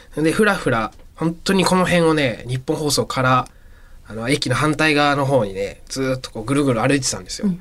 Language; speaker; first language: Japanese; native; Japanese